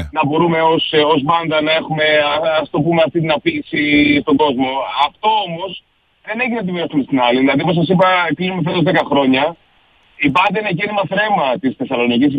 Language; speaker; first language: Greek; native; Greek